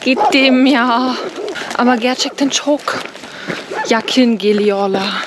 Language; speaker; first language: Turkish; non-native, learner; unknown